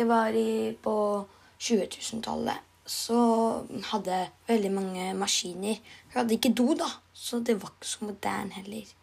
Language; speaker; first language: Norwegian; non-native, learner; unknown